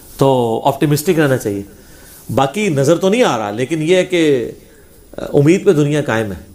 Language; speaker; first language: Urdu; non-native, local second language; Punjabi